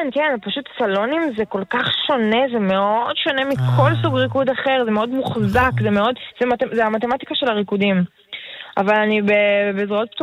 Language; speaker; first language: Hebrew; native; Hebrew